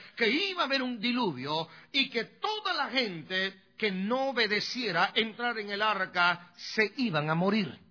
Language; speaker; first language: Spanish; native; Spanish